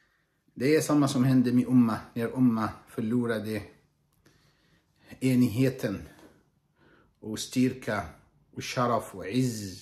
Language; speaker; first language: Swedish; non-native, fluent; Arabic